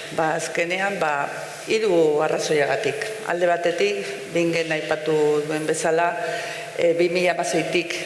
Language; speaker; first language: Basque; non-native, local second language; Spanish